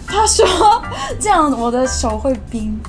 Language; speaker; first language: Chinese; non-native, fluent; Japanese